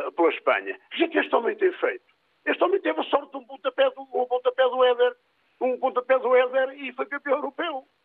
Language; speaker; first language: Portuguese; native; Portuguese